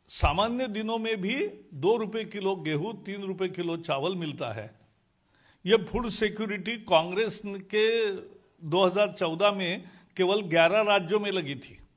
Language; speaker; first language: Hindi; non-native, local second language; Marathi